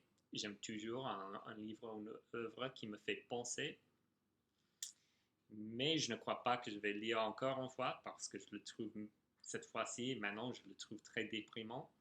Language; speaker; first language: French; non-native, fluent; English